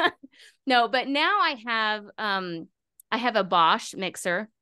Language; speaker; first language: English; native; English